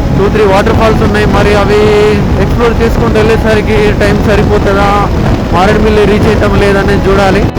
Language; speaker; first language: Telugu; native; Telugu